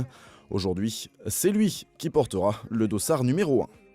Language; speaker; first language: French; native; French